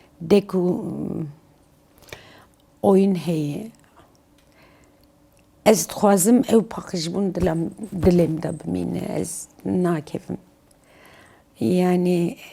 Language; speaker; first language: Kurdish; non-native, local second language; Turkish